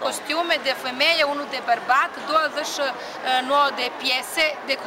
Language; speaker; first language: Romanian; early bilingual, heritage; Romanian